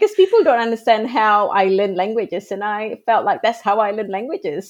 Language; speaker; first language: English; non-native, local second language; Malay